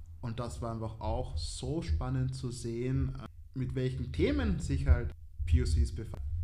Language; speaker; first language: German; early bilingual, other home language; Swahili